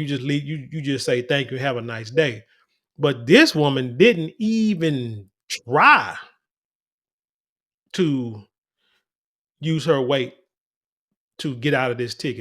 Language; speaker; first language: English; native; English